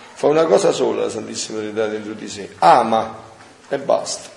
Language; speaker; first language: Italian; native; Italian